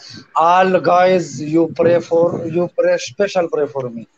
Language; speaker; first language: English; non-native, learner; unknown